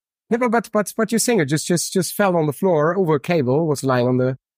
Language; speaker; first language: English; non-native, fluent; German